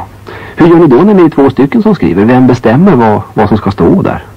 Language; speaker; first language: Swedish; native; Swedish